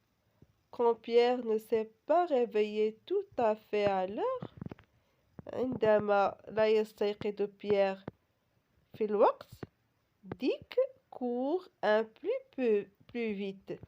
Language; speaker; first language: French; non-native, local second language; Arabic